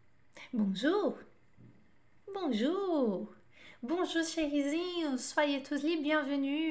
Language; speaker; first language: French; non-native, fluent; Portuguese